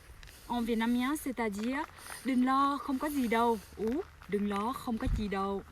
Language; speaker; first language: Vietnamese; non-native, fluent; French